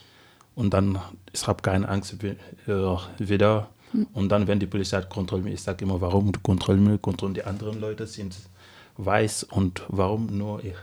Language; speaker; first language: German; non-native, learner; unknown